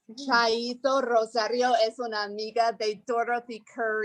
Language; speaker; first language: Spanish; non-native, fluent; English